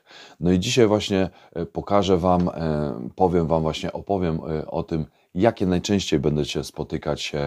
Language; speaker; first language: Polish; native; Polish